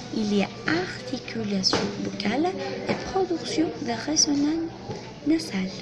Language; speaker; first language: French; non-native, learner; Spanish